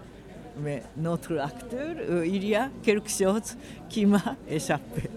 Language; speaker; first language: French; non-native, fluent; Japanese